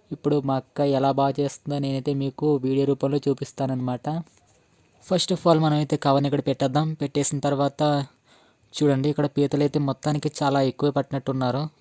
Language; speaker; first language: Telugu; non-native, local second language; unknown